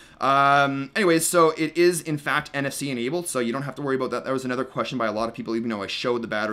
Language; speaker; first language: English; native; English